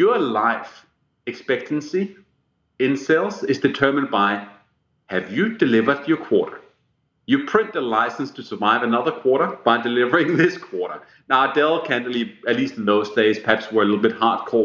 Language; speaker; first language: English; non-native, fluent; Danish